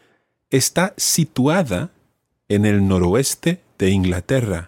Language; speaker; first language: Spanish; non-native, fluent; English